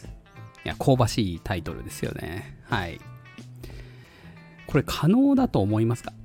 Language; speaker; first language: Japanese; native; Japanese